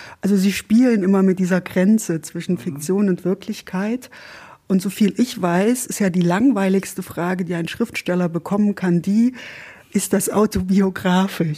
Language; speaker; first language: German; native; German